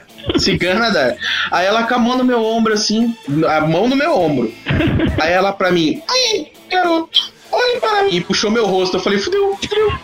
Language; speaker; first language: Portuguese; native; Portuguese